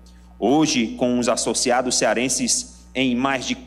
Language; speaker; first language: Portuguese; native; Portuguese